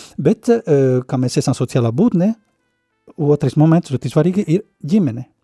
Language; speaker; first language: Latvian; non-native, fluent; Spanish